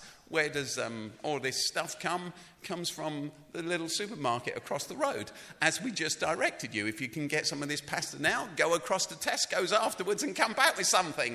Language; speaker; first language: English; native; English